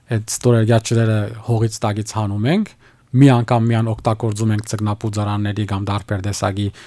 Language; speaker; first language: Armenian; early bilingual, heritage; Armenian